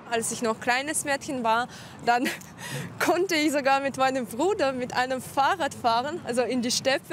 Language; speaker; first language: German; non-native, fluent; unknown